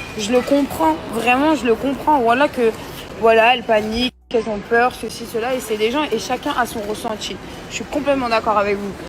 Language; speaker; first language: French; native; French